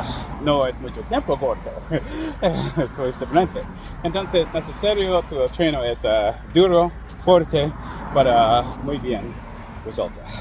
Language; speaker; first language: Spanish; non-native, learner; English